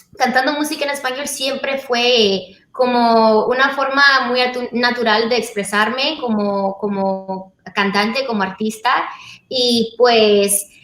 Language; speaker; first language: Spanish; early bilingual, heritage; Spanish